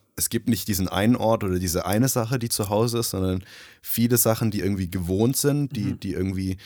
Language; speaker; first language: German; early bilingual, other home language; Nepali